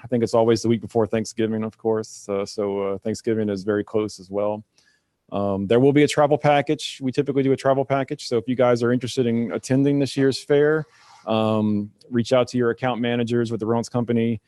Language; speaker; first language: English; native; English